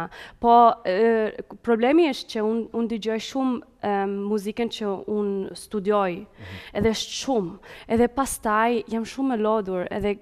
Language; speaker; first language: Albanian; early bilingual, heritage; Spanish